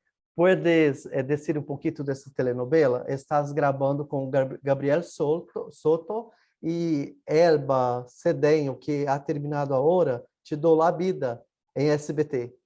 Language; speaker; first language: Spanish; non-native, learner; Portuguese